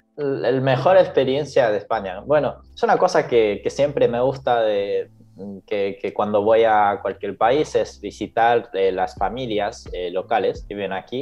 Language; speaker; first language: Spanish; non-native, fluent; Japanese